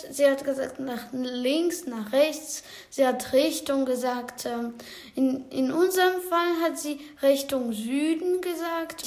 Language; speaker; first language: German; non-native, learner; Ukrainian